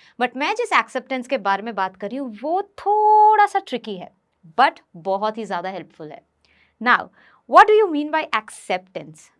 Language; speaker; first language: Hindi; non-native, local second language; Bhojpuri